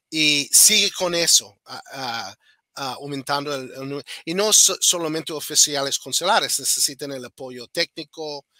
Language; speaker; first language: Spanish; non-native, fluent; English